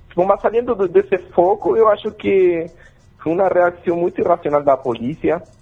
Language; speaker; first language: Portuguese; non-native, fluent; Spanish